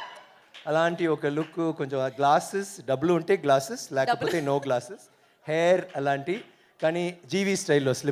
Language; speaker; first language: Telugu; non-native, learner; Tamil